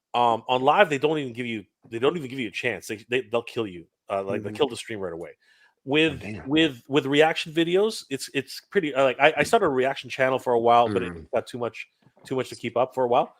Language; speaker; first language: English; native; English